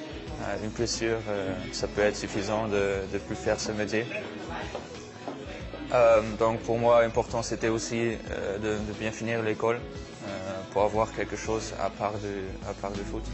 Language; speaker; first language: French; non-native, fluent; German